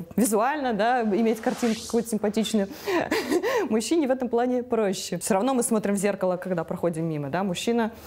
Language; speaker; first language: Russian; native; Russian